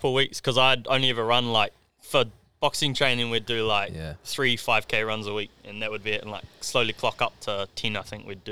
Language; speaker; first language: English; native; English